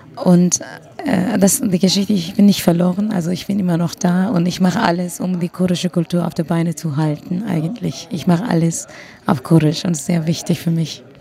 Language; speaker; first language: German; non-native, fluent; Kurdish